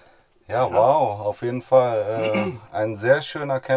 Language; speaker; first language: German; native; German